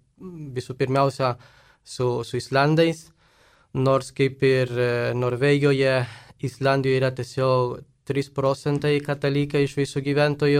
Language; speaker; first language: Lithuanian; non-native, fluent; Spanish